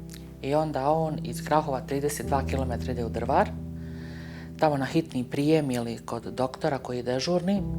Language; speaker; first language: Bosnian; native; Bosnian